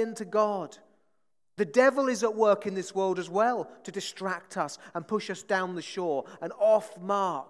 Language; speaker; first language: English; native; English